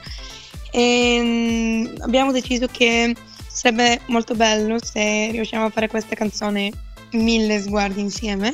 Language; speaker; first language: Italian; non-native, fluent; Bulgarian